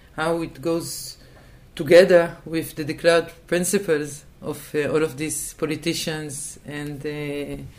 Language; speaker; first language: English; non-native, fluent; Hebrew